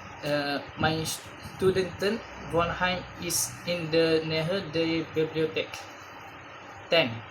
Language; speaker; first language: German; non-native, learner; Malay